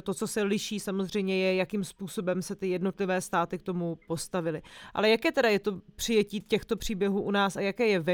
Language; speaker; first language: Czech; native; Czech